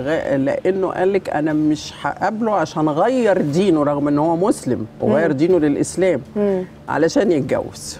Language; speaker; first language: Arabic; native; Arabic